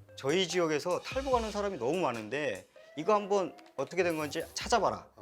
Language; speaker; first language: Korean; native; Korean